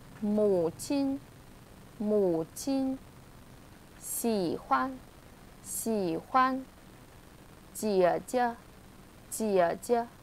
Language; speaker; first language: Chinese; non-native, fluent; Vietnamese